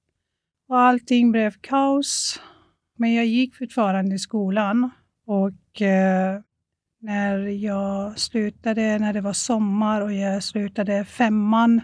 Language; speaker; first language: Swedish; non-native, fluent; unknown